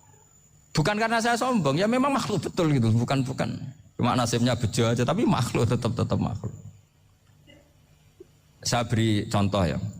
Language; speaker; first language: Indonesian; non-native, local second language; Javanese